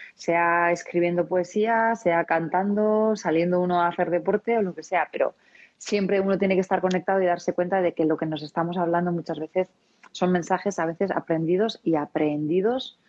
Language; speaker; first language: Spanish; non-native, local second language; Basque